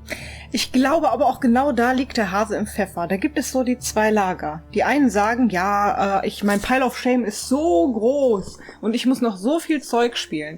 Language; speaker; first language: German; native; German